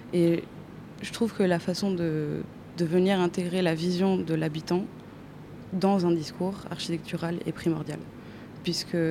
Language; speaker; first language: French; non-native, fluent; Spanish